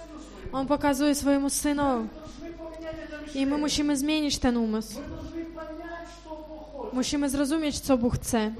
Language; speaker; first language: Polish; non-native, fluent; Ukrainian